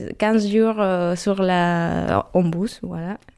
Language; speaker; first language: French; non-native, learner; Spanish